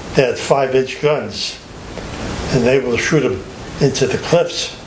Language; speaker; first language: English; native; English